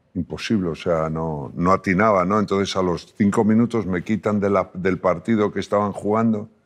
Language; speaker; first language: Spanish; native; Spanish